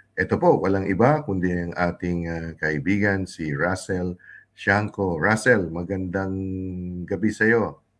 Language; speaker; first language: Filipino; native; Filipino